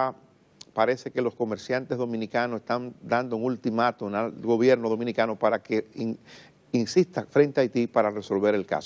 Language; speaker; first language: Spanish; native; Spanish